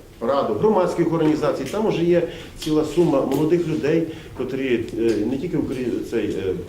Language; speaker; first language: Ukrainian; native; Ukrainian